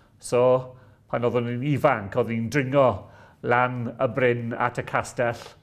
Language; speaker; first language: Welsh; non-native, local second language; English